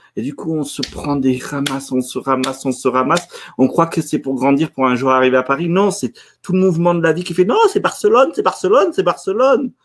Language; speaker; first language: French; native; French